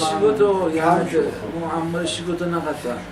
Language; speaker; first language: Japanese; non-native, learner; Persian